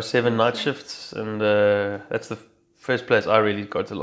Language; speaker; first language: English; native; English